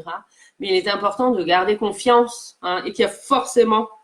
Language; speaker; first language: French; native; French